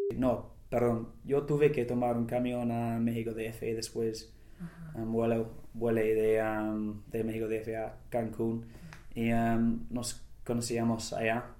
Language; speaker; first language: Spanish; non-native, fluent; English